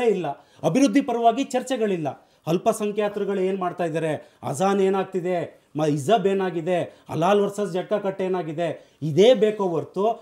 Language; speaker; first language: Kannada; native; Kannada